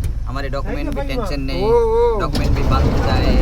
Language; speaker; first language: Hindi; non-native, learner; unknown